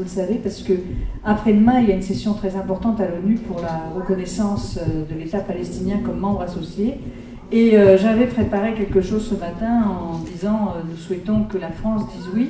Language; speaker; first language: French; native; French